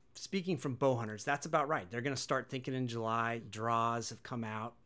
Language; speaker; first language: English; native; English